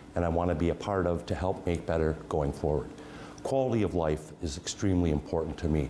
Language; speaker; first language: English; native; English